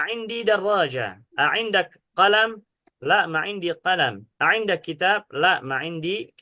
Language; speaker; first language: Arabic; non-native, fluent; Indonesian